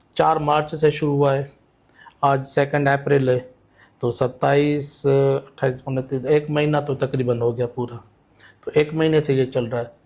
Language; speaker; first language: Urdu; non-native, local second language; Sindhi